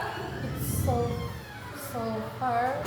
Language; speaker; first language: English; non-native, learner; Indonesian